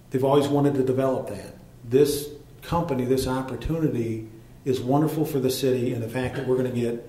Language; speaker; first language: English; native; English